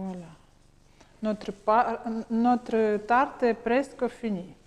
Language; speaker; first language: French; non-native, learner; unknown